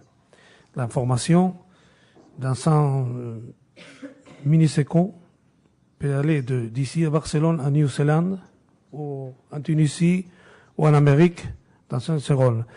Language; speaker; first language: French; non-native, fluent; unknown